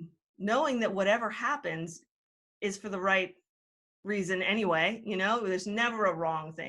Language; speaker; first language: English; native; English